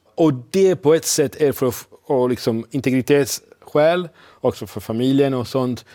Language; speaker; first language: Swedish; non-native, fluent; Italian